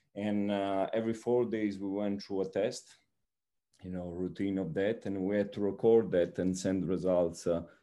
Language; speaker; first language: English; non-native, fluent; Italian